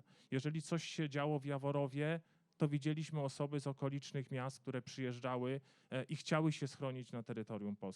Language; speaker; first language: Polish; native; Polish